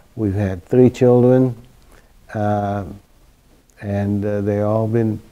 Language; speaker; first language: English; early bilingual, other home language; German